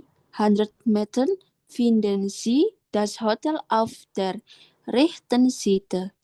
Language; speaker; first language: German; non-native, learner; Indonesian